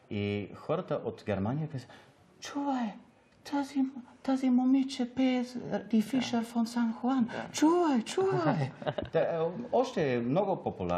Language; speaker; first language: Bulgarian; non-native, learner; German